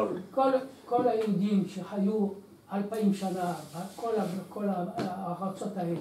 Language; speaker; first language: Hebrew; non-native, fluent; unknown